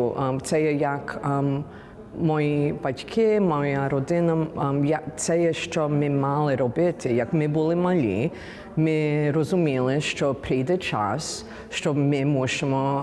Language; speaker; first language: Ukrainian; early bilingual, heritage; English